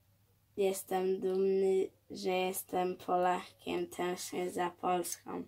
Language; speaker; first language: Polish; early bilingual, heritage; Polish